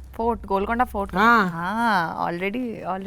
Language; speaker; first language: Telugu; non-native, learner; Bangla